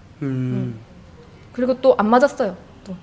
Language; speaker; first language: Korean; native; Korean